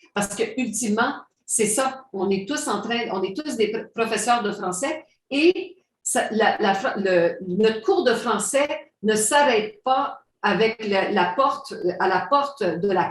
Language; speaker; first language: French; native; French